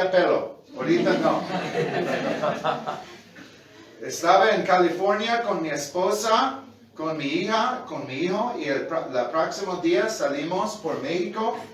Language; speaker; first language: Spanish; non-native, fluent; English